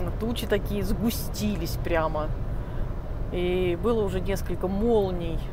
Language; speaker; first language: Russian; native; Russian